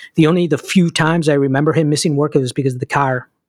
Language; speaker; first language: English; early bilingual, other home language; Spanish